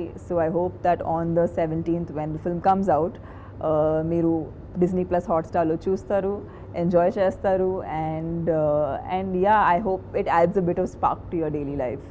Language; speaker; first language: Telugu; non-native, fluent; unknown